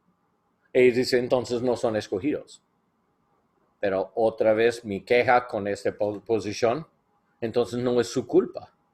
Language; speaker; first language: Spanish; non-native, learner; English